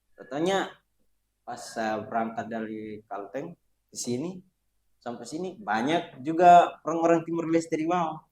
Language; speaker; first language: Indonesian; non-native, fluent; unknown